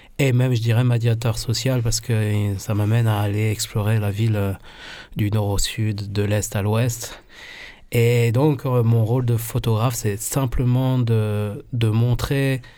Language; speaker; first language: French; non-native, fluent; Spanish